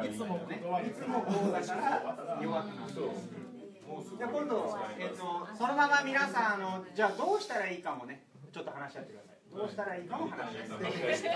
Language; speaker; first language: Japanese; native; Japanese